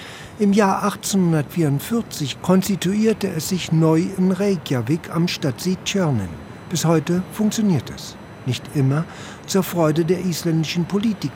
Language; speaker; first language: German; native; German